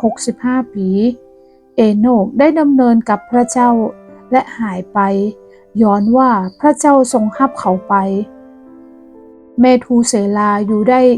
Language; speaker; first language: Thai; non-native, local second language; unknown